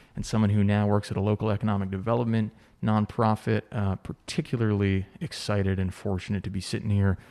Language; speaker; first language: English; native; English